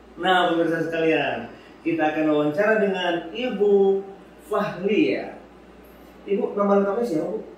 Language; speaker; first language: Indonesian; native; Indonesian